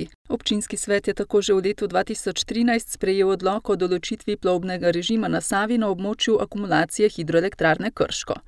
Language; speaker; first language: Slovenian; native; Slovenian